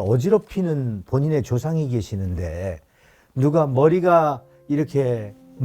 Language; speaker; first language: Korean; native; Korean